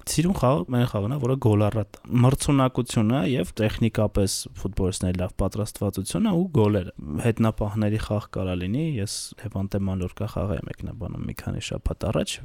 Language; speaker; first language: Armenian; native; Armenian